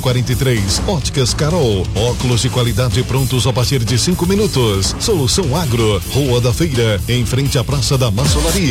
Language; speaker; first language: Portuguese; native; Portuguese